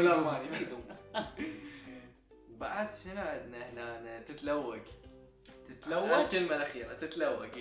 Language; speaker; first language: Arabic; native; Arabic